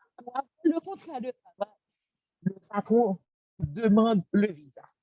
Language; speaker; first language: French; non-native, local second language; Haitian Creole